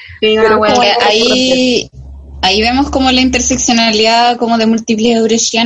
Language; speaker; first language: Spanish; native; Spanish